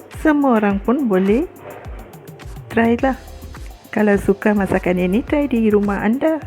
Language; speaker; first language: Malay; non-native, local second language; Tamil